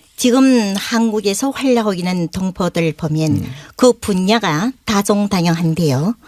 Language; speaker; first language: Korean; native; Korean